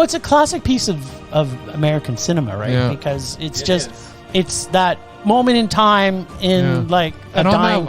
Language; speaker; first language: English; native; English